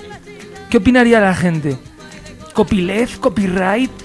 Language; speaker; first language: Spanish; native; Spanish